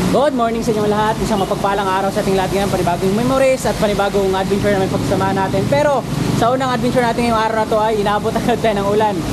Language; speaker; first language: Filipino; non-native, local second language; Cebuano